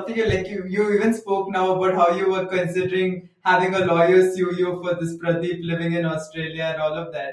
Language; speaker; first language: English; non-native, local second language; Tamil